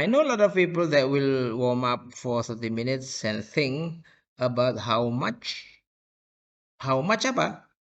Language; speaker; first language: English; non-native, fluent; Indonesian